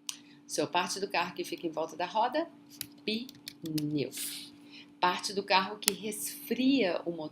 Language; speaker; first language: Portuguese; non-native, fluent; English